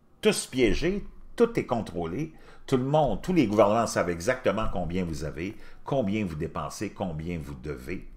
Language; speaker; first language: French; native; French